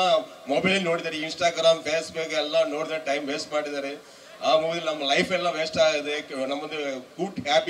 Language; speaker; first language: Kannada; non-native, local second language; Tamil